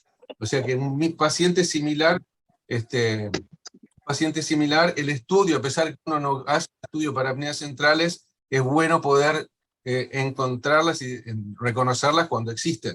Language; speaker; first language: Spanish; native; Spanish